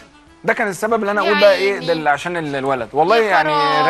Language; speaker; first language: Arabic; native; Arabic